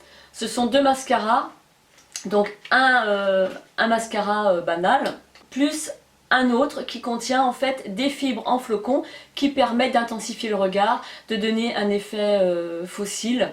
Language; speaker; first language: French; native; French